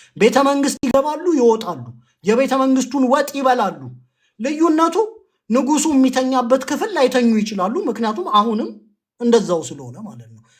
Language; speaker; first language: Amharic; native; Amharic